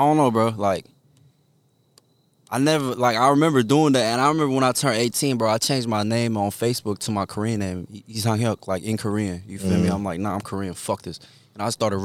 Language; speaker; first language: English; early bilingual, other home language; Korean